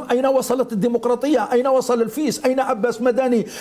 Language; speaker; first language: Arabic; native; Arabic